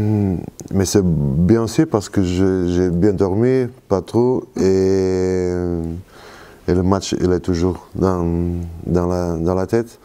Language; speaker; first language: French; non-native, fluent; Portuguese